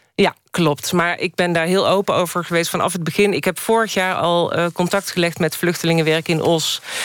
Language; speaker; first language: Dutch; native; Dutch